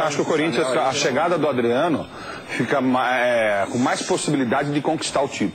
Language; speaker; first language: Portuguese; native; Portuguese